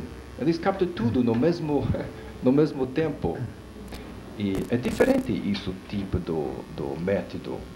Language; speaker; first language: Portuguese; non-native, fluent; English